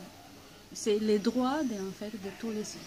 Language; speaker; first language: French; non-native, fluent; Portuguese